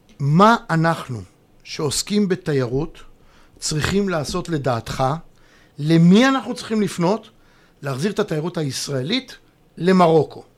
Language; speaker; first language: Hebrew; native; Hebrew